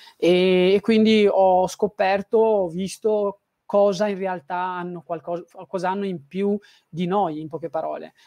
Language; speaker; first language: Italian; early bilingual, other home language; Tigrinya